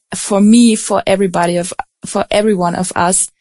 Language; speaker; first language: English; non-native, fluent; Russian